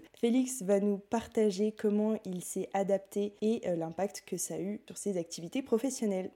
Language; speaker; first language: French; native; French